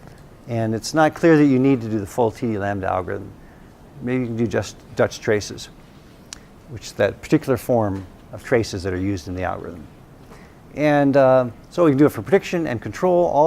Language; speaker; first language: English; native; English